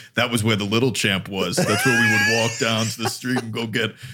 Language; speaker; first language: English; native; English